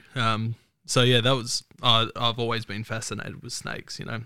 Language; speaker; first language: English; native; English